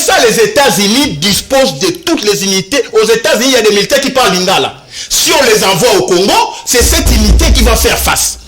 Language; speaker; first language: French; non-native, local second language; Lingala